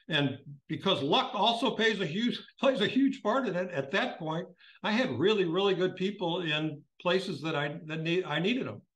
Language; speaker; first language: English; native; English